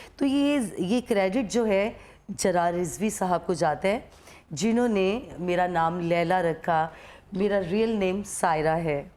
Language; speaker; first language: Urdu; non-native, local second language; Punjabi